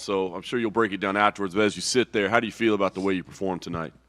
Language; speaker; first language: English; native; English